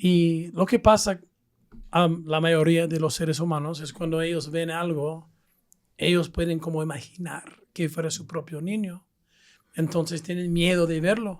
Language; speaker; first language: Spanish; non-native, fluent; English